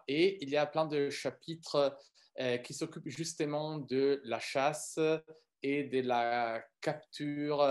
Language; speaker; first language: French; non-native, fluent; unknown